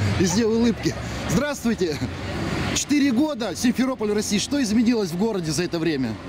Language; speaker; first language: Russian; native; Russian